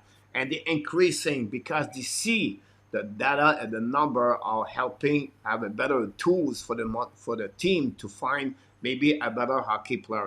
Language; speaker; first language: English; non-native, fluent; French